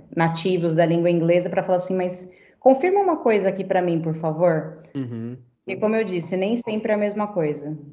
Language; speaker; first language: Portuguese; native; Portuguese